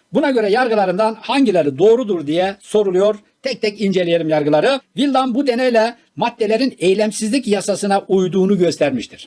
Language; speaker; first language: Turkish; native; Turkish